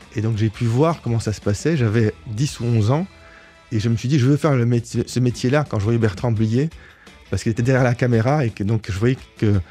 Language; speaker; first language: French; native; French